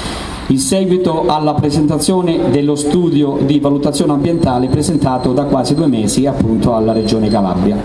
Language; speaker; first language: Italian; native; Italian